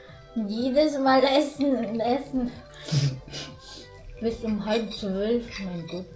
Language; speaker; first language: German; non-native, learner; Cebuano